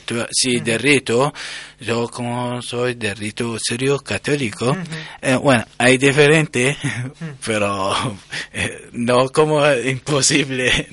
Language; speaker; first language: Spanish; non-native, learner; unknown